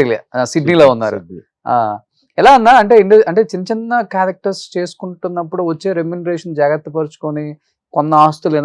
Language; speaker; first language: Telugu; native; Telugu